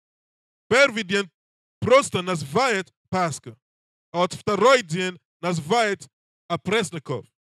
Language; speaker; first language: Russian; non-native, learner; English